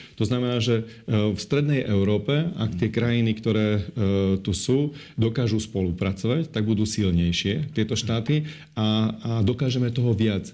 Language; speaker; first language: Slovak; non-native, local second language; Hungarian